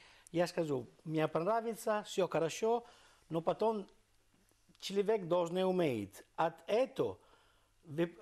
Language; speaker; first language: Russian; non-native, learner; Italian